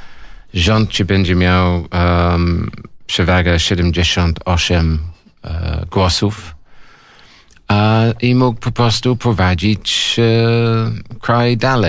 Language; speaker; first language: Polish; non-native, fluent; English